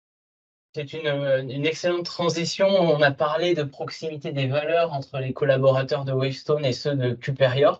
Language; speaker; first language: French; native; French